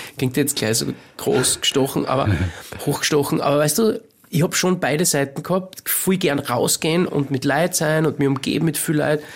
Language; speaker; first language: German; native; German